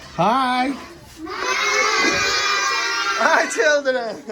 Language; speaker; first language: English; non-native, learner; Azerbaijani